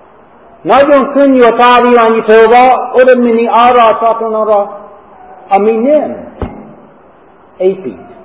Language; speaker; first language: Hungarian; non-native, fluent; English